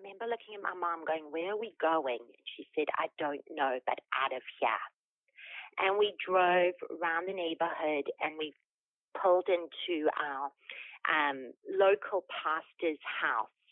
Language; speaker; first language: English; native; English